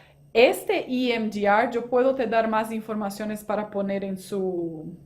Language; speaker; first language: Spanish; non-native, fluent; Portuguese